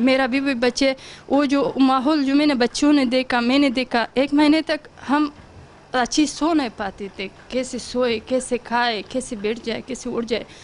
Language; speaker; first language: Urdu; non-native, learner; Pashto